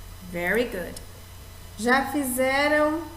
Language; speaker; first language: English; non-native, fluent; Portuguese